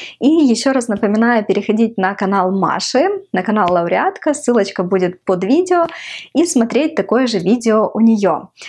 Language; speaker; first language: Russian; non-native, local second language; Ukrainian